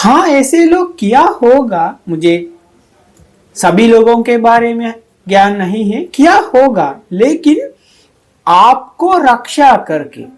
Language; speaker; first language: Hindi; non-native, fluent; Sinhala